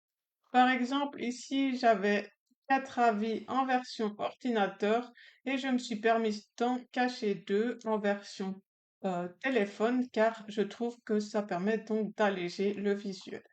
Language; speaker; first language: French; native; French